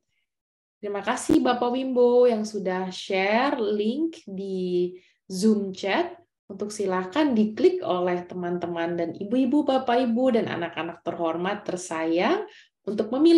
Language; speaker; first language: Indonesian; native; Indonesian